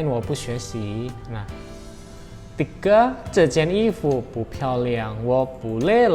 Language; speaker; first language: Chinese; non-native, fluent; Indonesian